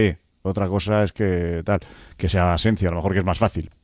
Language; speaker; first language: Spanish; native; Spanish